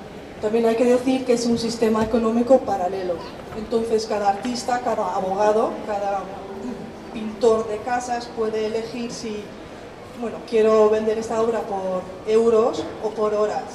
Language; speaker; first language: Spanish; non-native, fluent; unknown